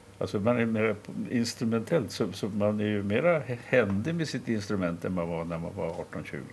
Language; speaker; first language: Swedish; native; Swedish